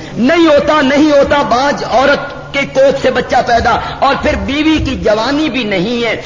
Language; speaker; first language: Urdu; non-native, local second language; Punjabi